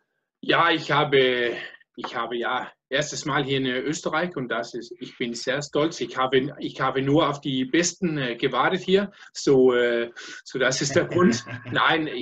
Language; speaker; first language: German; non-native, learner; Danish